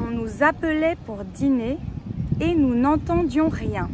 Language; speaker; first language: French; native; French